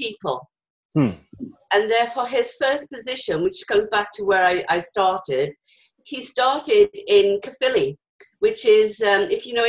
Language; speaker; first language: English; native; English